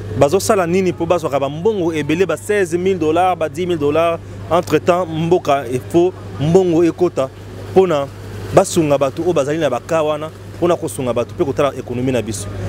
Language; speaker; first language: Lingala; native; Lingala